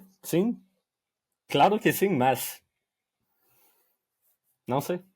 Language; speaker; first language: Portuguese; non-native, learner; French